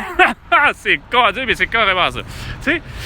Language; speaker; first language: French; native; French